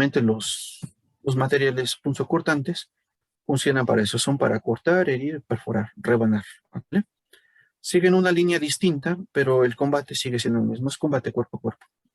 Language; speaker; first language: Spanish; native; Spanish